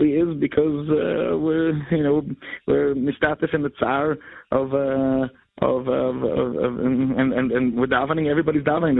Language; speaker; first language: English; native; English